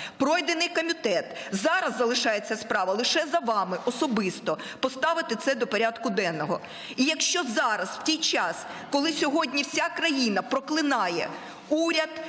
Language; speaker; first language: Ukrainian; non-native, local second language; Russian